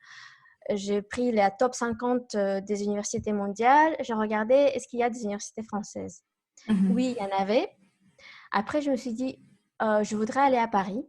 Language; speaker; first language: French; non-native, fluent; Kazakh